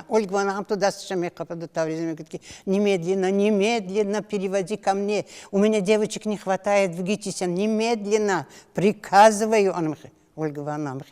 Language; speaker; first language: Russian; non-native, local second language; Tajik